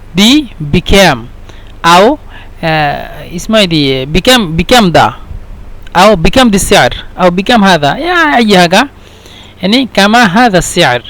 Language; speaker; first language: Egyptian Arabic; non-native, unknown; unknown